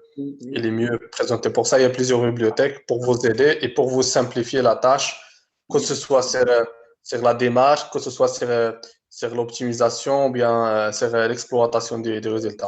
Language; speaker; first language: French; non-native, local second language; Arabic